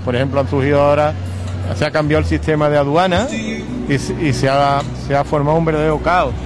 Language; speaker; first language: Spanish; native; Spanish